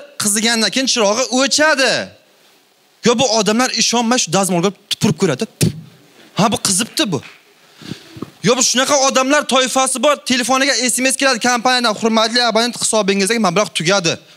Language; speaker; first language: Uzbek; native; Uzbek